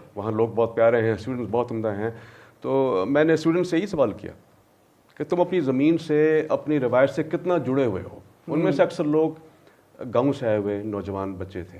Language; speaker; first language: Urdu; non-native, local second language; Punjabi